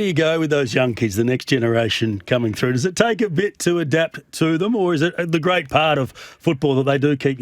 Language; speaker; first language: English; native; English